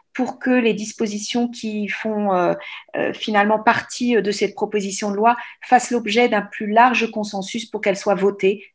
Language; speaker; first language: French; native; French